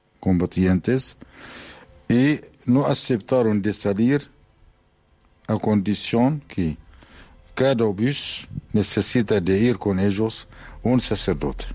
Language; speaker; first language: Spanish; non-native, fluent; Arabic